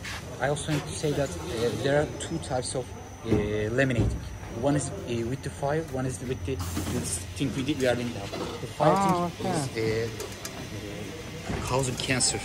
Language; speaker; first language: English; non-native, fluent; Turkish